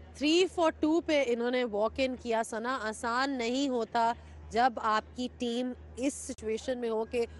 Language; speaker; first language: Urdu; native; Urdu